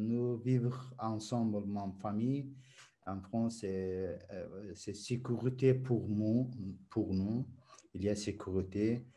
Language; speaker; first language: French; non-native, learner; Azerbaijani